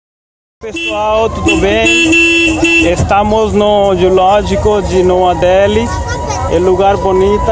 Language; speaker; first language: Portuguese; non-native, learner; Hindi